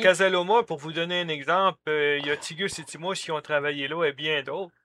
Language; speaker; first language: French; native; French